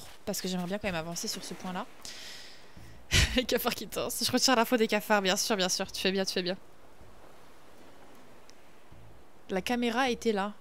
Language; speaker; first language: French; native; French